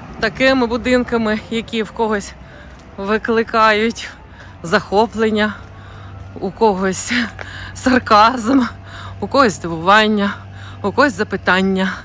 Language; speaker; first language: Ukrainian; native; Ukrainian